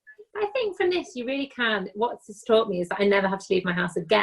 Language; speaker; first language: English; native; English